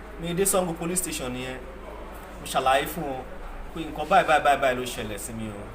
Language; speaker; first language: Yoruba; non-native, local second language; Igbo